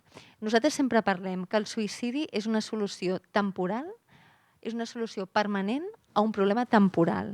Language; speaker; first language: Catalan; native; Catalan